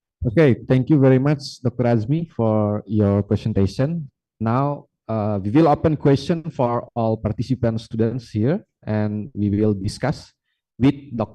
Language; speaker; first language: English; non-native, fluent; Indonesian